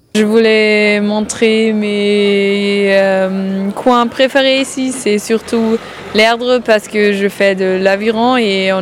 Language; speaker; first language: French; non-native, fluent; German